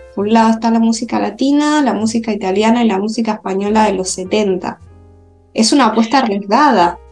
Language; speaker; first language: Spanish; native; Spanish